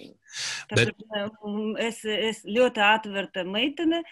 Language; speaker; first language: Latvian; non-native, learner; Kazakh